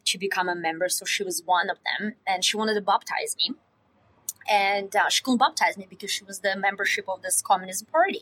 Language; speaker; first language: English; non-native, fluent; Russian